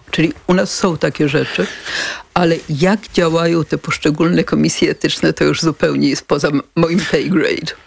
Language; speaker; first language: Polish; native; Polish